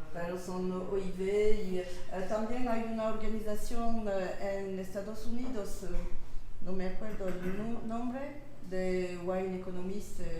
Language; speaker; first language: Spanish; non-native, learner; French